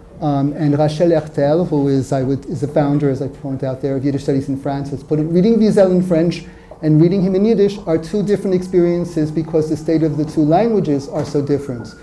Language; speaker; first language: English; native; English